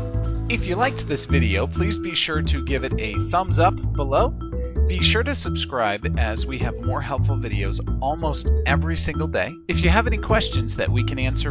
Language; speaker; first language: English; native; English